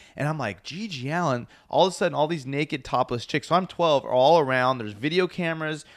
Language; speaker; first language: English; native; English